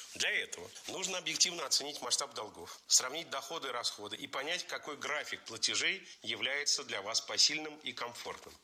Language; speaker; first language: Russian; native; Russian